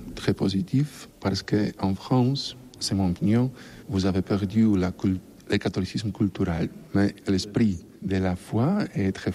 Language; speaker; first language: French; non-native, learner; Polish